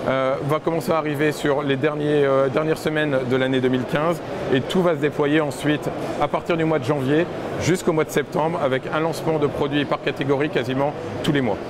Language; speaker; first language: French; native; French